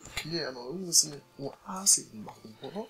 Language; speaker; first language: German; native; German